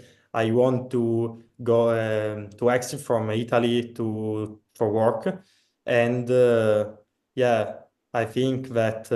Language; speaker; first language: English; non-native, fluent; Italian